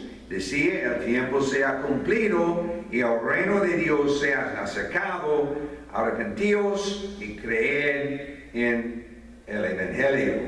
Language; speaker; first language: Spanish; non-native, fluent; English